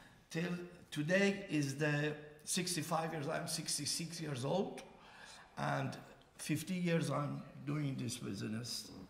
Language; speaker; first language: English; non-native, learner; Persian